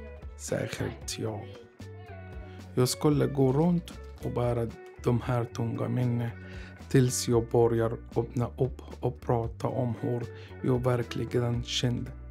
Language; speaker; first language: Swedish; non-native, learner; Arabic